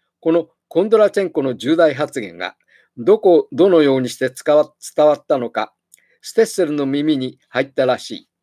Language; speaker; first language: Japanese; native; Japanese